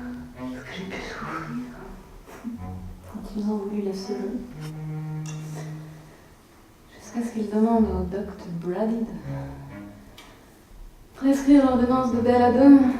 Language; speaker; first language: French; native; French